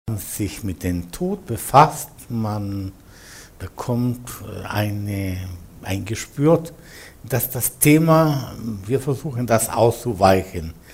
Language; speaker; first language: German; non-native, fluent; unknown